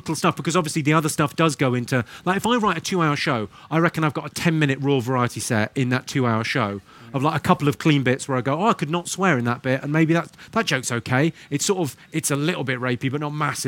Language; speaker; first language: English; native; English